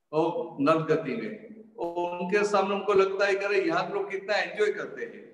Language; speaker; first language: Hindi; non-native, local second language; Gujarati